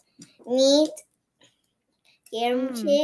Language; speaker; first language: English; non-native, learner; Korean